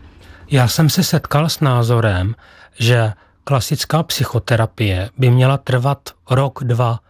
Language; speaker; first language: Czech; native; Czech